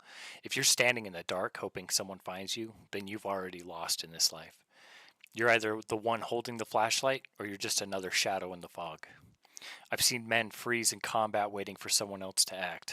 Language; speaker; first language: English; native; English